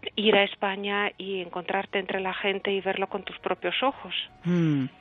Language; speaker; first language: Spanish; early bilingual, other home language; Russian